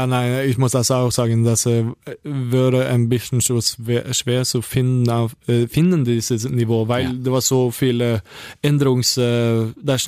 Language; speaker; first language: German; non-native, learner; Norwegian